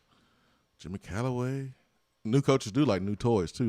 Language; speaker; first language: English; native; English